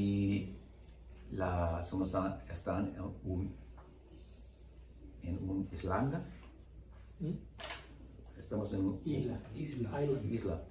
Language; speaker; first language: Spanish; non-native, learner; English